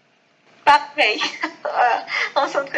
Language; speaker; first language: French; non-native, fluent; Spanish